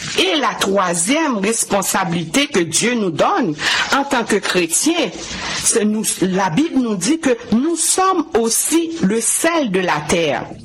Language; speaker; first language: French; non-native, local second language; Haitian Creole